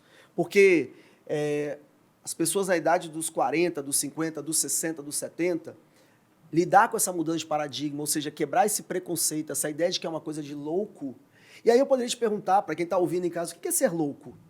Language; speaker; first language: Portuguese; native; Portuguese